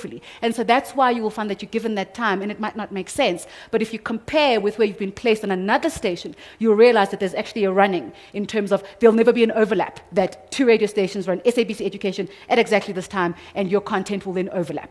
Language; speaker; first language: English; non-native, local second language; Zulu